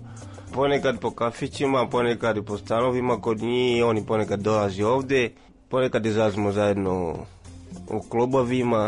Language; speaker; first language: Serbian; non-native, fluent; Swahili